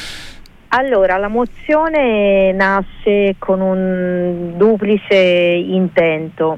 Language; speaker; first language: Italian; native; Italian